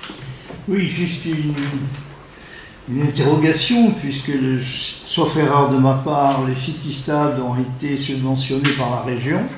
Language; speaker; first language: French; native; French